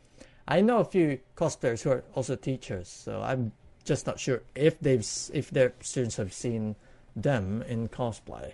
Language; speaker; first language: English; non-native, local second language; Pampanga